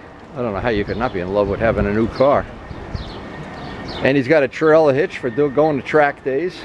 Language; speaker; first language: English; native; English